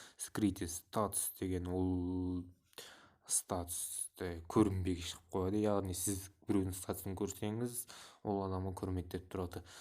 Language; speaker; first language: Kazakh; non-native, local second language; Russian